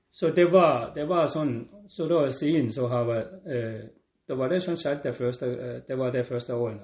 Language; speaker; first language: Norwegian; non-native, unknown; Cantonese